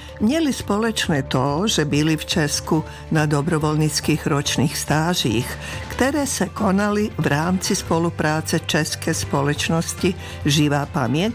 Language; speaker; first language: Czech; non-native, fluent; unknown